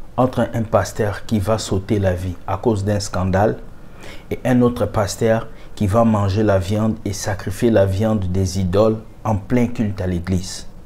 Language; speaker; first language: French; non-native, local second language; Lingala